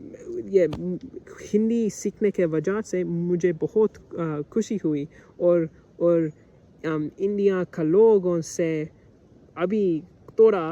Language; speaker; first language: Hindi; non-native, learner; English